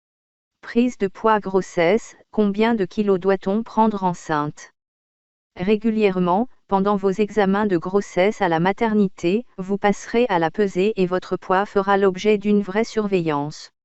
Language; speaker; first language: French; native; French